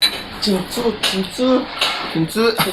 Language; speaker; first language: Chinese; non-native, fluent; Japanese